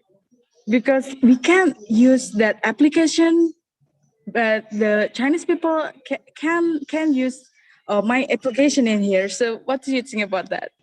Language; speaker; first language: English; non-native, learner; Indonesian